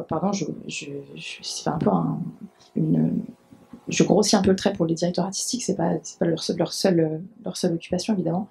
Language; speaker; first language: French; native; French